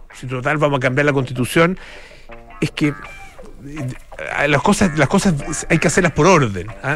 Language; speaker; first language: Spanish; native; Spanish